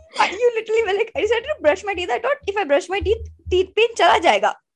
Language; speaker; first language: English; non-native, local second language; Hindi